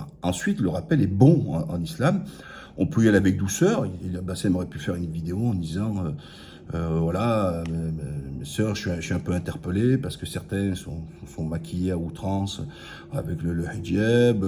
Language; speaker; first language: French; native; French